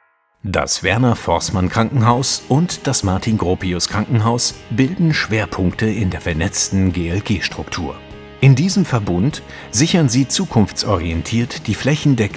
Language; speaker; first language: German; native; German